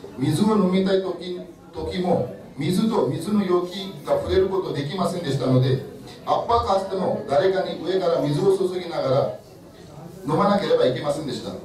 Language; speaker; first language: Japanese; non-native, fluent; Marathi